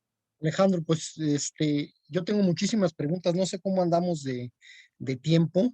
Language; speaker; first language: Spanish; native; Spanish